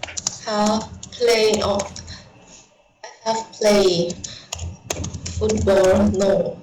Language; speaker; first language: English; non-native, learner; Thai